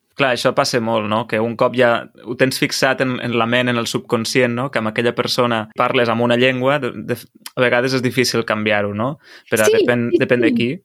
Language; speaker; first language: Catalan; native; Catalan